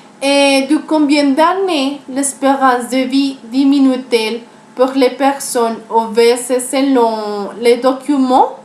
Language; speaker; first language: French; non-native, learner; Spanish